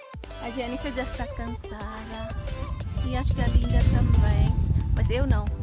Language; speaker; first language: Portuguese; non-native, learner; Tetum